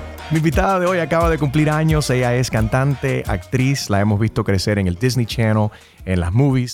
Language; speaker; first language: Spanish; early bilingual, heritage; Spanish